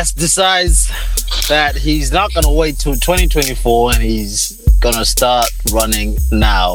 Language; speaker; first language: English; non-native, local second language; Shona